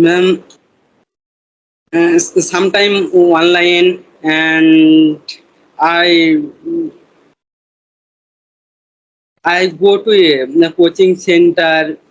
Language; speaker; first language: English; non-native, learner; Bangla